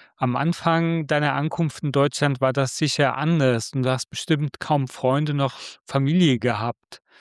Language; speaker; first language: German; native; German